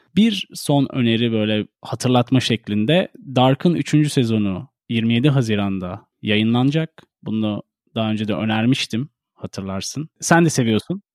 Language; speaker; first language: Turkish; native; Turkish